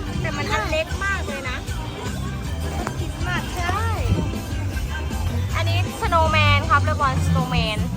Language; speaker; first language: Thai; native; Thai